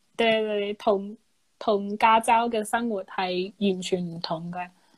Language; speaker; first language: Cantonese; non-native, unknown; English